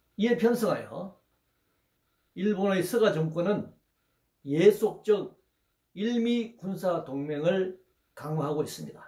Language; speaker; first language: Korean; native; Korean